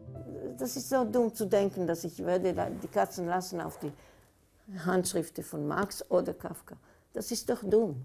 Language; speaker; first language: German; early bilingual, heritage; German